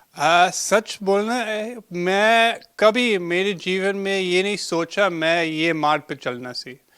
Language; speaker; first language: Hindi; early bilingual, heritage; Hindi